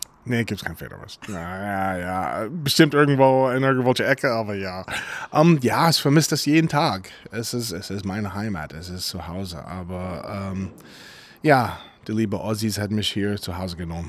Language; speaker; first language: German; non-native, fluent; English